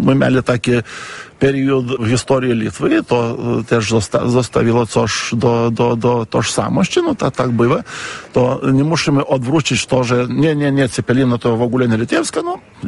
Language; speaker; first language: Polish; non-native, fluent; Lithuanian